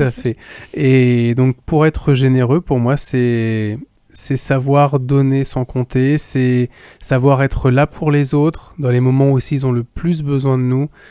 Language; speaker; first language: French; native; French